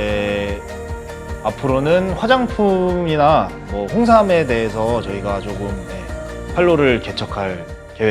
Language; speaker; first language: Korean; native; Korean